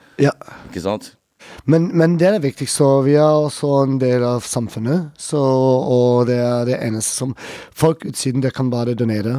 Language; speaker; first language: Norwegian; non-native, learner; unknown